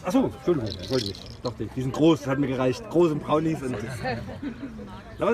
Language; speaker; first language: German; native; German